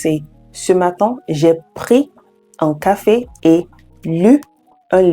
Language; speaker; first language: French; non-native, fluent; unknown